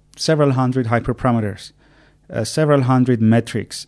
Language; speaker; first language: English; non-native, fluent; Armenian